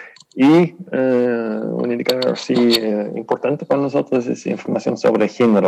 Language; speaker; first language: Spanish; non-native, fluent; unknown